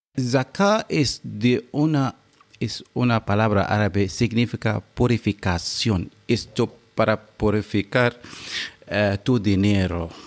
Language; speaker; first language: Spanish; non-native, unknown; Arabic